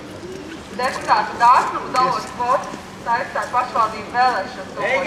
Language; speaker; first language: Latvian; native; Latvian